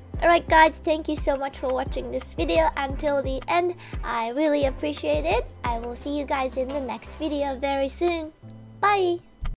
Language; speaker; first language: English; non-native, fluent; Japanese